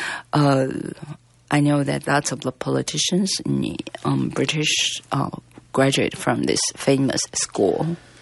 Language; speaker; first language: English; non-native, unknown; Chinese